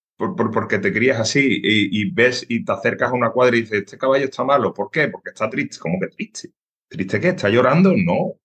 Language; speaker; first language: Spanish; native; Spanish